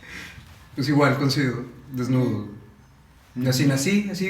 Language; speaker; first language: Spanish; native; Spanish